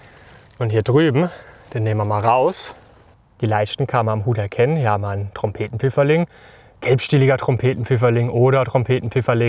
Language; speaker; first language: German; native; German